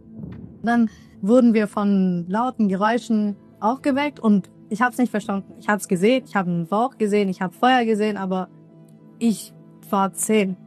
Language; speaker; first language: German; early bilingual, other home language; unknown